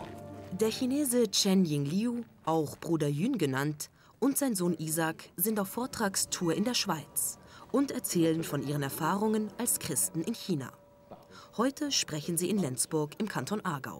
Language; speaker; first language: German; native; German